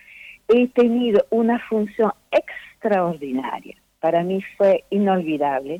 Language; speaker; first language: Spanish; non-native, fluent; French